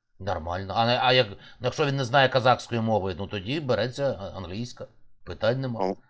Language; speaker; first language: Ukrainian; native; Ukrainian